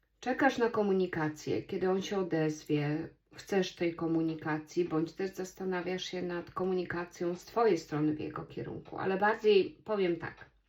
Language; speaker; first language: Polish; native; Polish